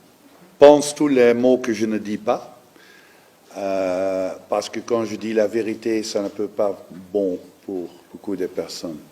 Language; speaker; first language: French; non-native, learner; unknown